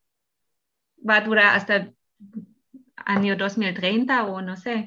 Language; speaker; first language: Spanish; non-native, fluent; German